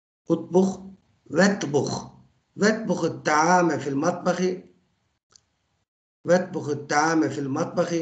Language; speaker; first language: Arabic; non-native, fluent; Turkish